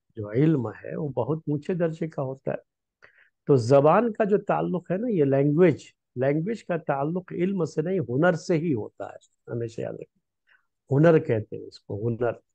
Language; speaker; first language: Hindi; native; Hindi